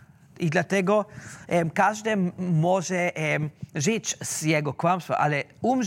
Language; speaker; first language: Polish; non-native, learner; German